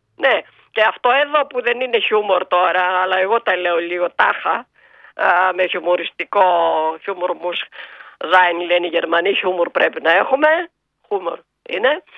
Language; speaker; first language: Greek; native; Greek